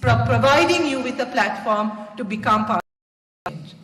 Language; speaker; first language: English; non-native, local second language; Sinhala